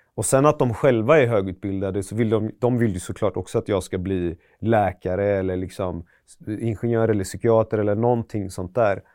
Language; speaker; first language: Swedish; early bilingual, other home language; Persian